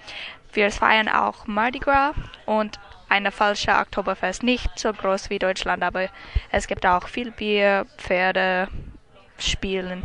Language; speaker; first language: German; non-native, learner; English